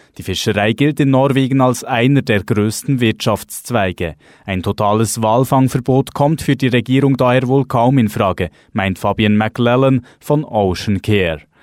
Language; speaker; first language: German; native; German